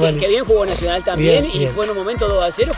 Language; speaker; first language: Spanish; native; Spanish